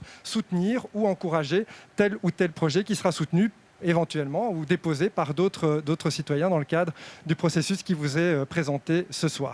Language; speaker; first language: French; native; French